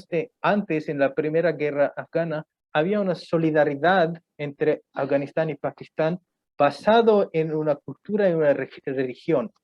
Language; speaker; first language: Spanish; non-native, fluent; Punjabi